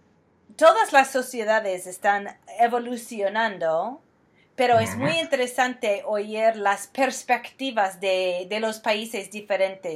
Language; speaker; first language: Spanish; non-native, fluent; English